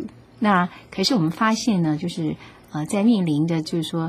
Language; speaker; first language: Chinese; native; Chinese